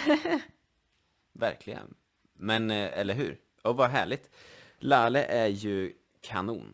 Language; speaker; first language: Swedish; native; Swedish